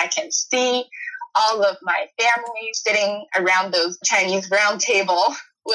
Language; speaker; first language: English; non-native, fluent; Chinese